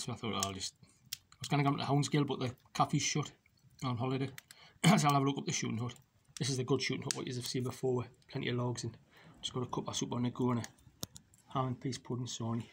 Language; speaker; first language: English; native; English